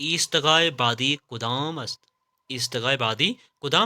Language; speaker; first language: Persian; non-native, fluent; Urdu